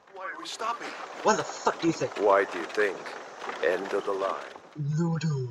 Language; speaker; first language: English; native; English